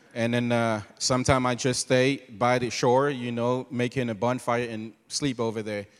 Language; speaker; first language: English; non-native, fluent; Haitian Creole